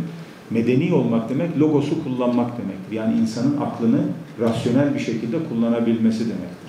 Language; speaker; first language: Turkish; native; Turkish